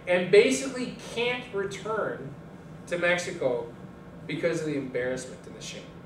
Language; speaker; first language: English; early bilingual, other home language; Spanish